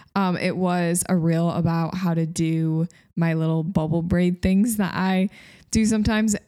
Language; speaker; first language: English; native; English